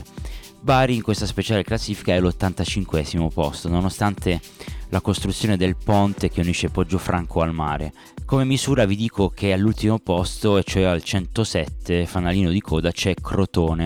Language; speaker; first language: Italian; native; Italian